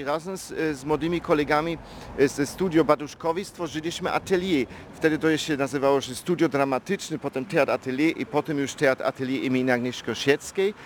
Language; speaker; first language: Polish; non-native, fluent; German